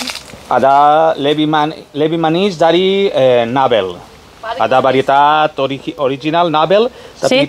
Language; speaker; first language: Indonesian; non-native, learner; Spanish